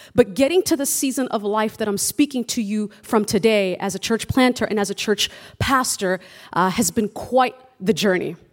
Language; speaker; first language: English; early bilingual, other home language; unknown